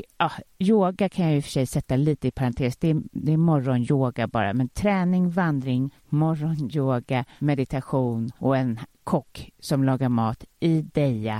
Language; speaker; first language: Swedish; native; Swedish